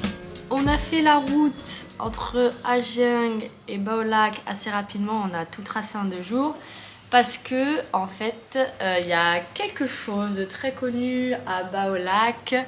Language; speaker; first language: French; native; French